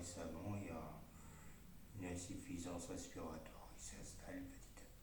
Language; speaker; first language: French; native; French